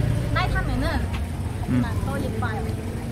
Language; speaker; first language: Korean; non-native, learner; Vietnamese